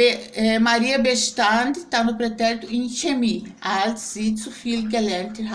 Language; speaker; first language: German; non-native, fluent; Portuguese